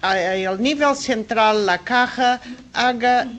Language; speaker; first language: Spanish; non-native, fluent; Portuguese